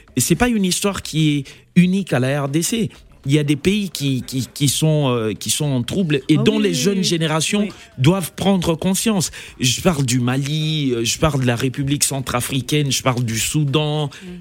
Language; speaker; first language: French; non-native, local second language; Lingala